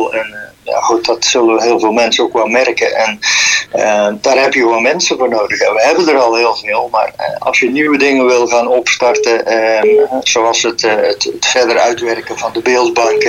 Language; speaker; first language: Dutch; native; Dutch